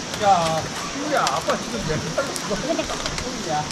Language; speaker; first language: Korean; native; Korean